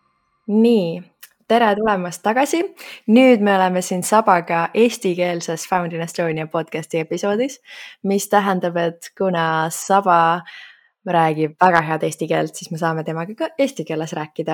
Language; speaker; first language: Estonian; native; Estonian